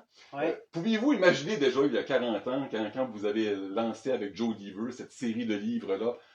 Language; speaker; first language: French; native; French